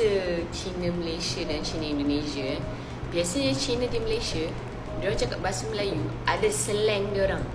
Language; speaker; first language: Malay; non-native, local second language; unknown